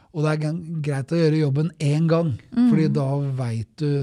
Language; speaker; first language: Norwegian; native; Norwegian